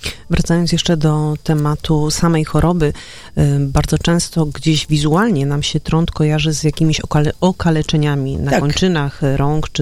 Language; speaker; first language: Polish; native; Polish